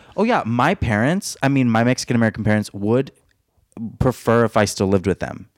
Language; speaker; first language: English; native; English